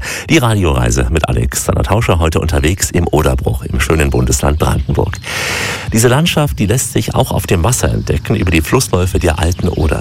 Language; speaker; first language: German; native; German